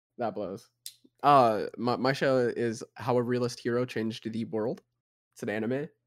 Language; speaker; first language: English; native; English